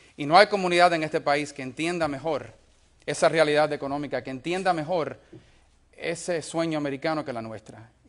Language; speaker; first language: Spanish; early bilingual, other home language; English